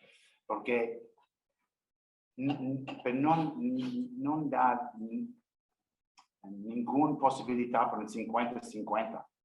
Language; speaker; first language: Spanish; non-native, learner; English